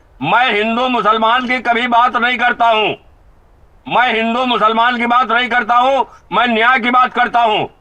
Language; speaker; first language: Hindi; native; Hindi